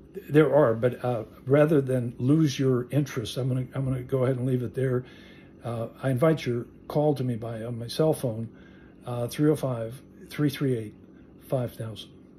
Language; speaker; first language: English; native; English